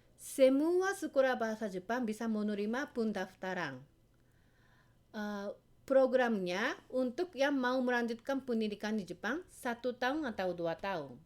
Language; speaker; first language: Indonesian; non-native, fluent; Japanese